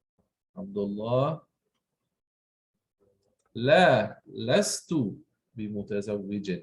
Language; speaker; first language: Arabic; non-native, fluent; English